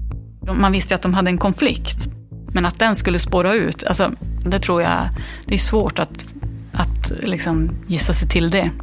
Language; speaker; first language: Swedish; native; Swedish